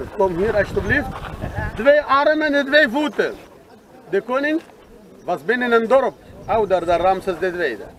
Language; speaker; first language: Dutch; non-native, learner; Arabic